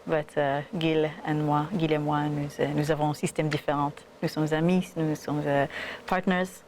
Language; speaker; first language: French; non-native, learner; Hebrew